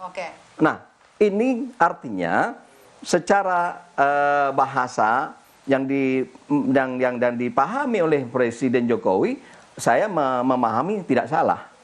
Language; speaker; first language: Indonesian; native; Indonesian